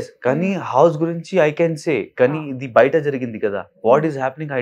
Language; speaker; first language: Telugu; non-native, learner; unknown